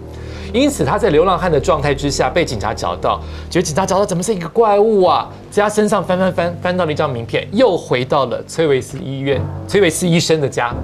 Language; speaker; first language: Chinese; native; Chinese